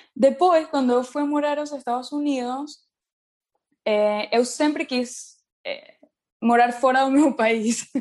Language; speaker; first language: Portuguese; non-native, learner; Spanish